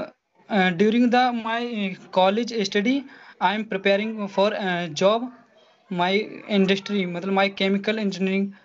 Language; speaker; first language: English; non-native, learner; Hindi